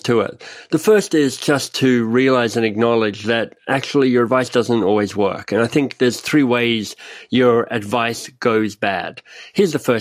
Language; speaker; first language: English; native; English